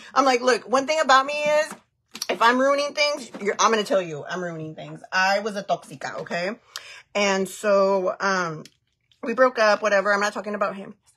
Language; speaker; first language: English; early bilingual, other home language; Spanish